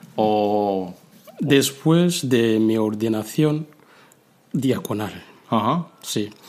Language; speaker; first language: Spanish; non-native, fluent; Kinyarwanda